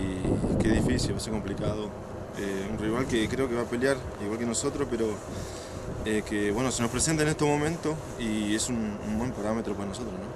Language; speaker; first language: Spanish; native; Spanish